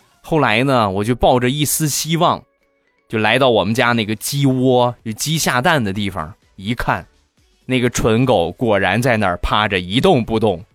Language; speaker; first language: Chinese; native; Chinese